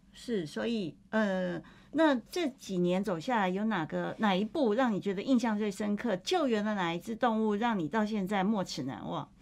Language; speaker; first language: Chinese; native; Chinese